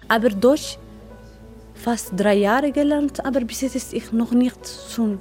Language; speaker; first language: German; non-native, learner; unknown